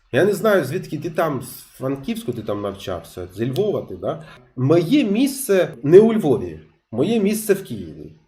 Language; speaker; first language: Ukrainian; non-native, local second language; Russian